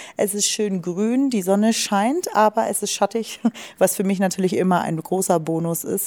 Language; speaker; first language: German; native; German